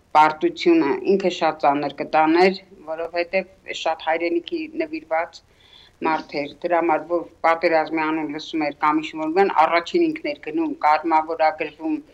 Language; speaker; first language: Armenian; native; Armenian